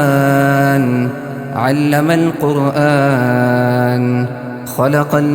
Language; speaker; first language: Arabic; native; Arabic